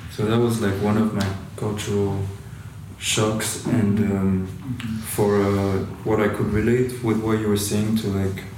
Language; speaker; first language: English; non-native, fluent; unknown